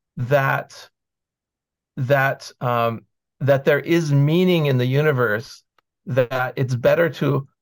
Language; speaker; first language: English; native; English